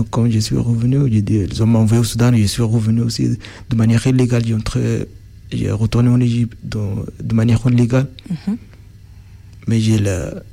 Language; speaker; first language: French; non-native, learner; Arabic